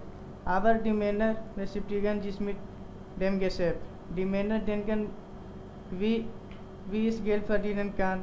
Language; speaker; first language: German; non-native, learner; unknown